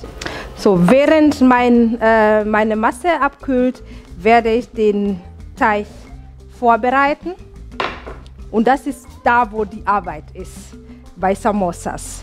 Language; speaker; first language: German; non-native, fluent; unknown